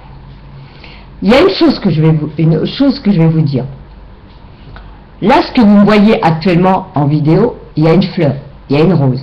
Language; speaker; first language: French; native; French